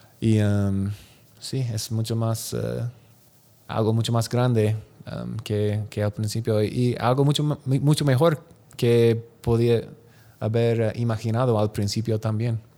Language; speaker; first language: Spanish; non-native, learner; English